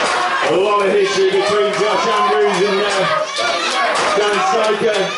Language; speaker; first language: English; native; English